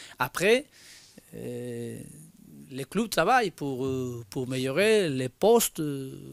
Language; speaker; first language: French; non-native, learner; Spanish